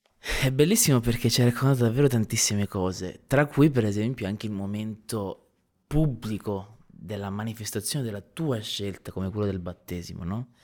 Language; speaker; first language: Italian; native; Italian